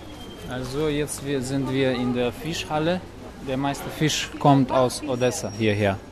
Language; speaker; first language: German; non-native, fluent; Russian